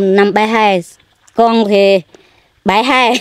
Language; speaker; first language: Vietnamese; non-native, local second language; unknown